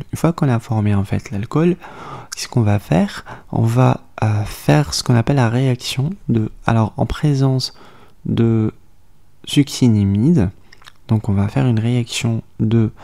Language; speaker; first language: French; native; French